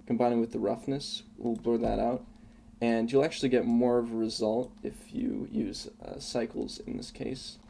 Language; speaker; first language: English; native; English